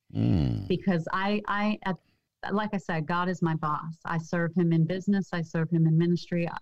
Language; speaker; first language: English; native; English